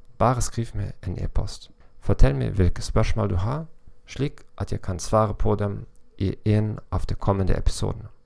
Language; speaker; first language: Norwegian; non-native, learner; German